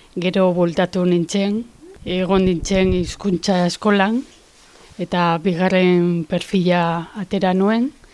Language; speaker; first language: Basque; non-native, local second language; Spanish